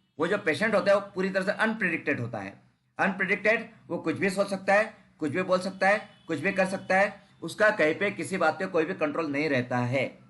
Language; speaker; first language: Hindi; non-native, local second language; Marathi